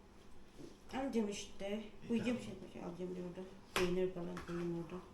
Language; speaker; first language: Turkish; non-native, learner; Filipino